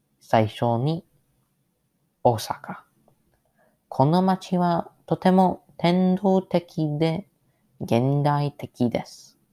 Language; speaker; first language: Japanese; non-native, learner; English